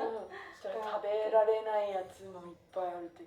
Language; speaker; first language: Japanese; non-native, fluent; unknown